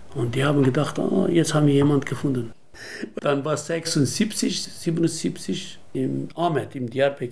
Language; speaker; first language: German; non-native, learner; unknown